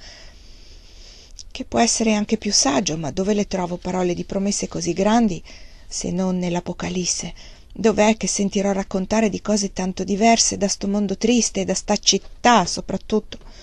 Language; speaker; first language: Italian; native; Italian